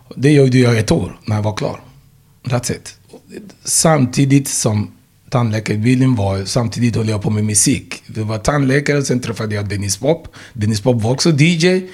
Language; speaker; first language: Swedish; non-native, fluent; Igbo